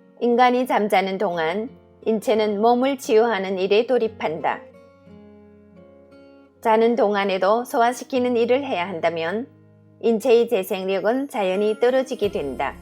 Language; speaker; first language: Korean; native; Korean